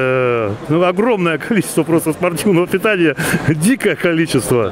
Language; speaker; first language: Russian; native; Russian